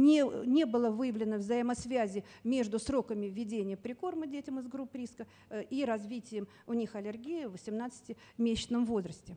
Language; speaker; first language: Russian; native; Russian